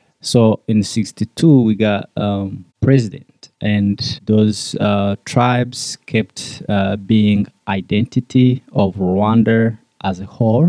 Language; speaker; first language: English; non-native, local second language; Kinyarwanda